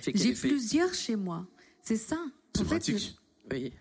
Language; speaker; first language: French; non-native, fluent; Indonesian